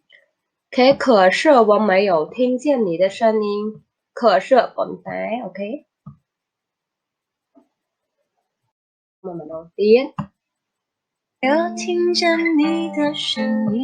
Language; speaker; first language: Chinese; non-native, fluent; Khmer